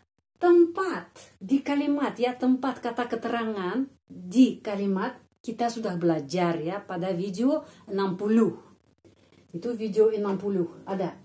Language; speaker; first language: Indonesian; non-native, fluent; Russian